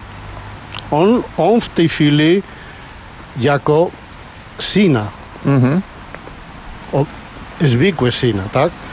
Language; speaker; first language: Polish; non-native, learner; Spanish